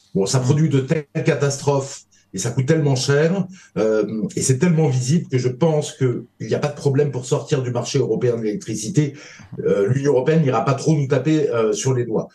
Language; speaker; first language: French; native; French